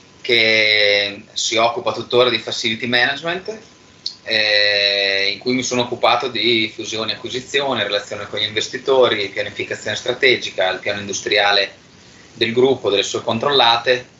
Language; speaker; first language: Italian; native; Italian